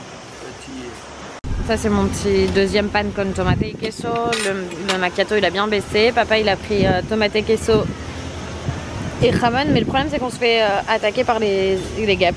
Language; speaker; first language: French; native; French